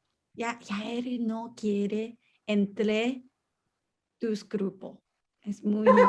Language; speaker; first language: Spanish; non-native, learner; Chinese